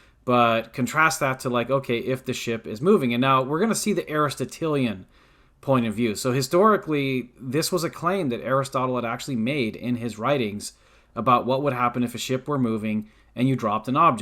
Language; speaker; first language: English; native; English